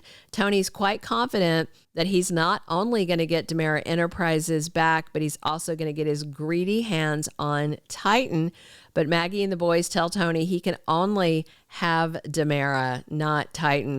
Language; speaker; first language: English; native; English